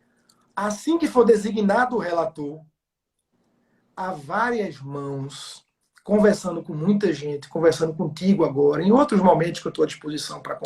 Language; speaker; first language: Portuguese; native; Portuguese